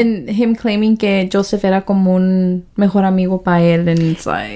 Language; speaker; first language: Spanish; early bilingual, heritage; Spanish